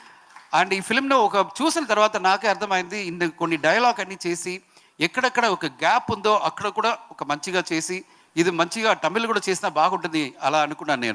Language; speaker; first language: Telugu; non-native, learner; Tamil